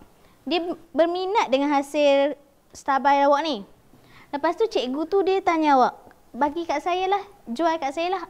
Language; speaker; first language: Malay; native; Malay